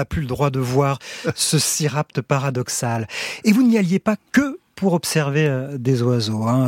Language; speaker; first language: French; native; French